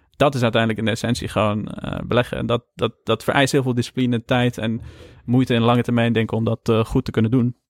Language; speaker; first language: Dutch; early bilingual, other home language; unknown